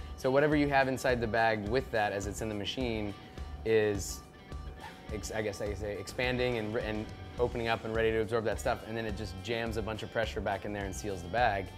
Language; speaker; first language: English; native; English